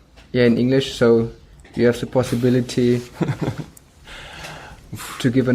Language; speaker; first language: English; non-native, fluent; German